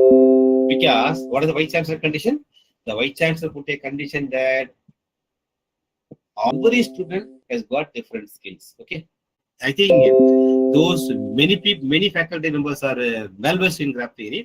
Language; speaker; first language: English; non-native, local second language; Tamil